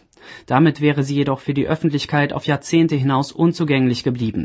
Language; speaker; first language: German; native; German